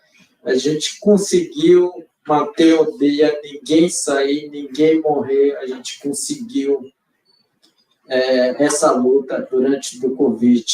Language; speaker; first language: Portuguese; non-native, local second language; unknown